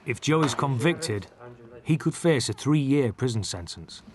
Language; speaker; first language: English; native; English